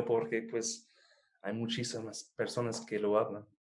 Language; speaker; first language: Spanish; non-native, fluent; English